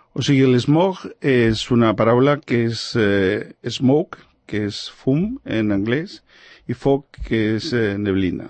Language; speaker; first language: Catalan; non-native, local second language; Spanish